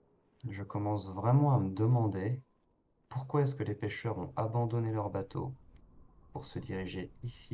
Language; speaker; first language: French; native; French